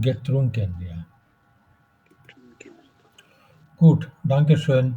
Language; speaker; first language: German; non-native, fluent; Bangla